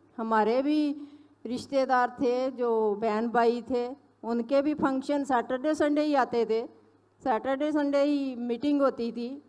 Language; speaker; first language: Hindi; non-native, local second language; Punjabi